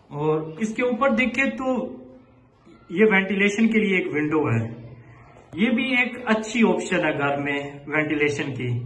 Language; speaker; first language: Urdu; non-native, local second language; Punjabi